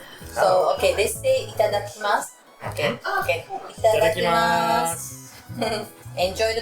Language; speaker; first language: English; non-native, learner; Japanese